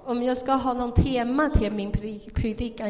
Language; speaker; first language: Swedish; non-native, fluent; Chinese